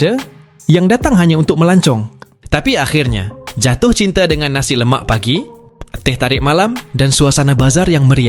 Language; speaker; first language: Malay; native; Malay